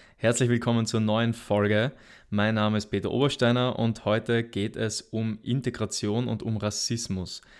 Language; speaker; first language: German; native; German